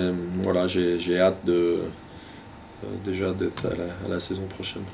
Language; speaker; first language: French; native; French